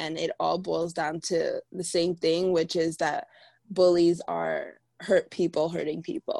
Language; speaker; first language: English; native; English